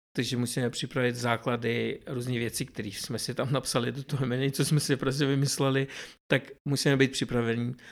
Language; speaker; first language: Czech; early bilingual, other home language; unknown